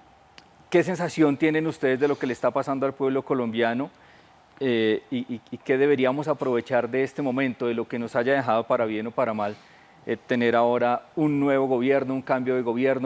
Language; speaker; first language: Spanish; native; Spanish